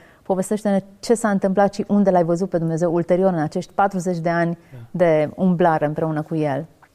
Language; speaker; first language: Romanian; native; Romanian